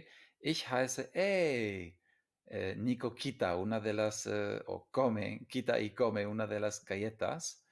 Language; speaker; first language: Spanish; non-native, fluent; English